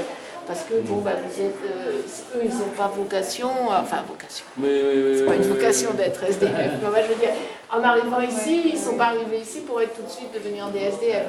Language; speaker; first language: French; native; French